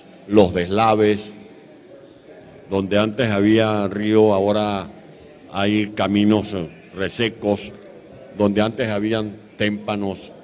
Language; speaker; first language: Spanish; native; Spanish